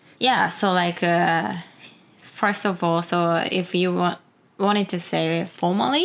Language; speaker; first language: English; non-native, fluent; Japanese